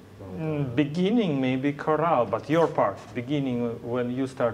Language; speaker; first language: English; non-native, learner; Russian